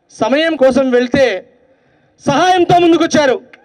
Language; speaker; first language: Telugu; native; Telugu